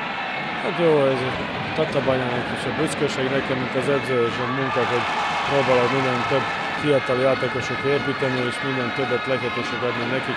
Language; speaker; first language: Hungarian; non-native, learner; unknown